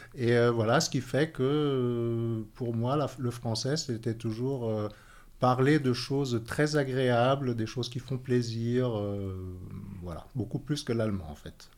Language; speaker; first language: French; early bilingual, heritage; French